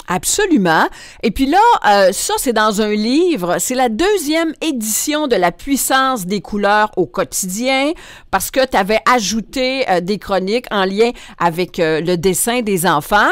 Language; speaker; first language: French; native; French